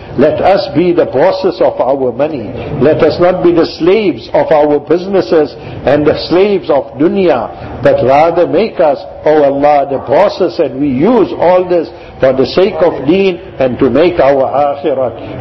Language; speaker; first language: English; native; English